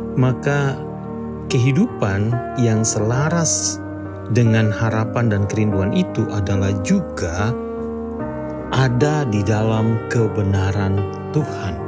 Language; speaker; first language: Indonesian; native; Indonesian